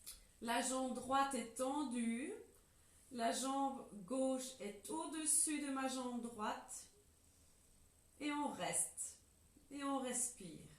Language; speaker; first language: French; native; French